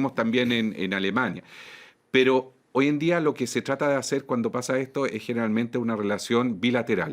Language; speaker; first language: Spanish; native; Spanish